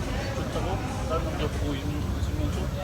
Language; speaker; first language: Korean; non-native, learner; Norwegian